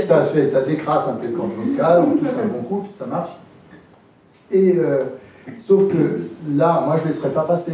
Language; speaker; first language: French; native; French